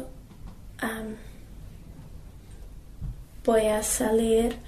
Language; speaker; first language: Spanish; non-native, learner; English